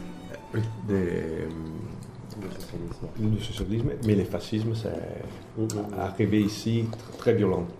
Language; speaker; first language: French; non-native, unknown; Italian